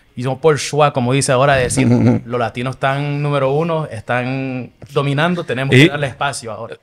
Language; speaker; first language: Spanish; early bilingual, heritage; Spanish